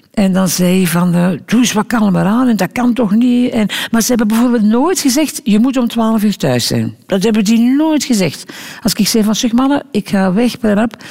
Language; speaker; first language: Dutch; native; Dutch